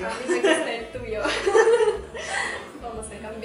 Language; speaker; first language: Spanish; non-native, fluent; Russian